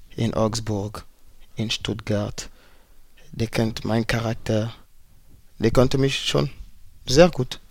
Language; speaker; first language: German; non-native, fluent; French